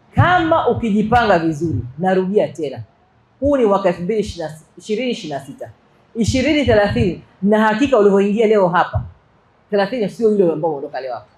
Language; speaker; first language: Swahili; native; Swahili